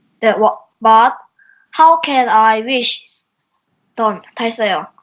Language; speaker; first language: English; non-native, learner; Korean